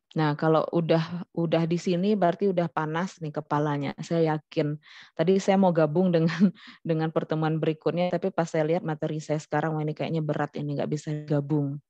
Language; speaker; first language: Indonesian; non-native, local second language; Minangkabau